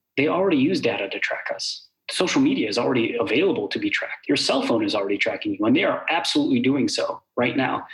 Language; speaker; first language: English; early bilingual, other home language; Arabic